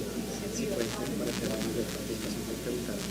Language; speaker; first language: Spanish; native; Spanish